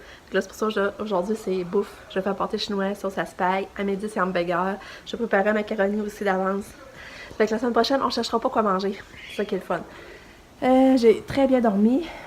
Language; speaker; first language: French; native; French